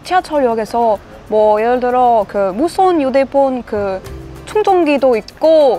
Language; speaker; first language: Korean; non-native, fluent; French